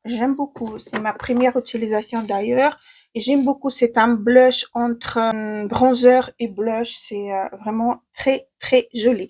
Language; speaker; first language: French; non-native, fluent; Ukrainian